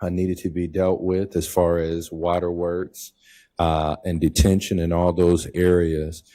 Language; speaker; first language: English; native; English